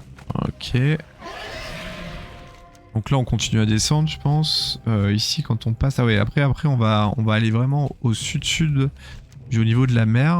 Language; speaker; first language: French; native; French